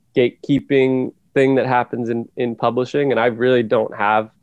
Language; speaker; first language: English; native; English